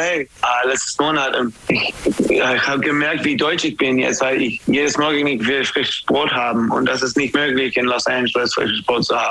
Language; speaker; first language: German; non-native, fluent; English